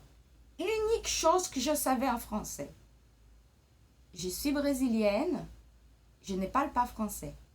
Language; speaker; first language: French; early bilingual, other home language; Portuguese